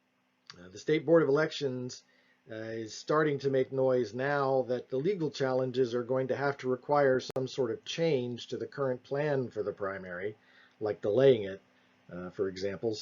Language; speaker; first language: English; native; English